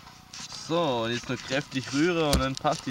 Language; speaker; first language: German; native; German